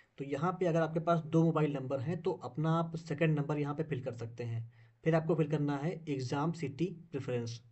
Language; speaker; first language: Hindi; native; Hindi